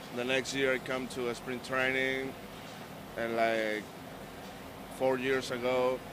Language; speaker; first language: English; non-native, learner; Spanish